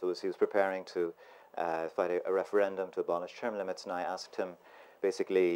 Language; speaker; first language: English; native; English